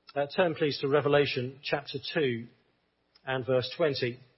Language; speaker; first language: English; native; English